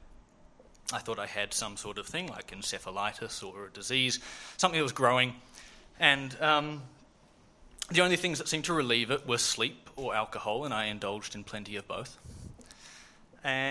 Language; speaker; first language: English; native; English